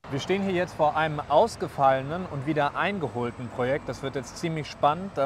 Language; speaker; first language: German; native; German